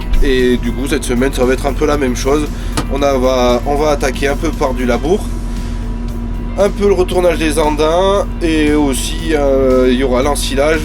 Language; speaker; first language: French; native; French